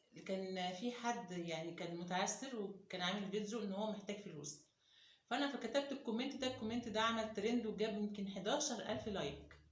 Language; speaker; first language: Arabic; native; Arabic